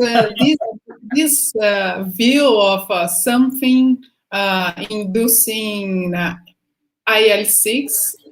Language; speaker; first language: English; non-native, fluent; Portuguese